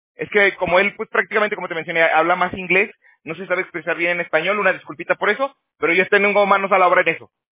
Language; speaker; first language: Spanish; native; Spanish